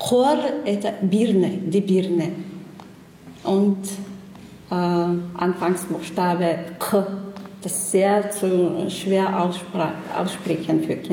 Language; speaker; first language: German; non-native, learner; Chechen